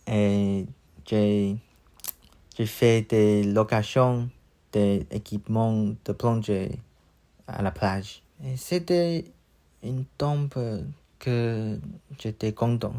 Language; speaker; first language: French; non-native, learner; Chinese